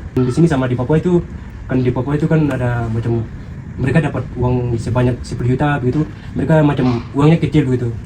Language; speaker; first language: Indonesian; native; Indonesian